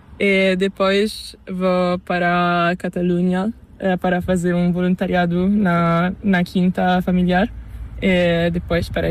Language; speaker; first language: Spanish; non-native, learner; Italian